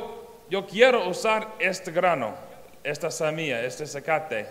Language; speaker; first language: Spanish; non-native, learner; English